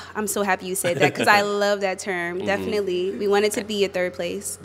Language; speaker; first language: English; native; English